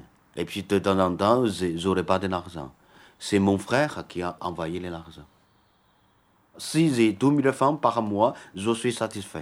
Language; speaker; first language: French; non-native, learner; Chinese